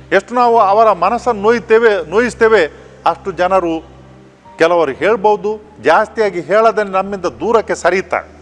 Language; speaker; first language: Kannada; non-native, local second language; Konkani